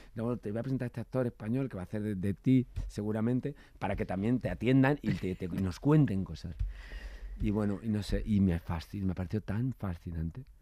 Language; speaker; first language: Spanish; native; Spanish